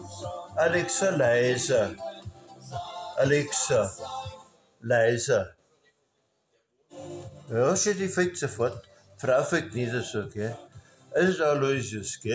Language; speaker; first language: German; native; German